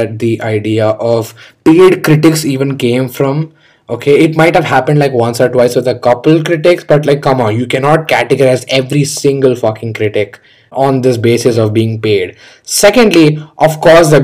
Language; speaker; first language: English; non-native, local second language; Hindi